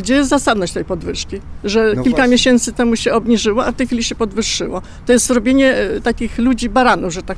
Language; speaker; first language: Polish; native; Polish